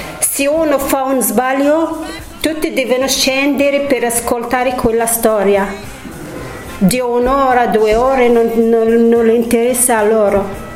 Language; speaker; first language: Italian; non-native, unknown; Arabic